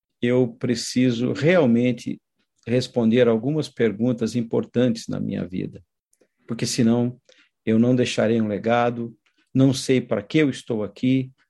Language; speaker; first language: Portuguese; native; Portuguese